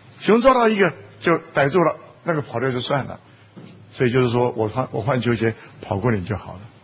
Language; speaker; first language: Chinese; native; Chinese